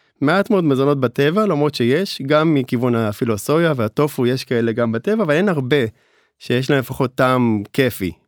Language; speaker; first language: Hebrew; native; Hebrew